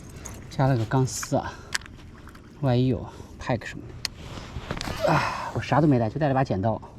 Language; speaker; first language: Chinese; native; Chinese